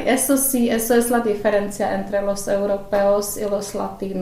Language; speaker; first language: Spanish; non-native, fluent; Czech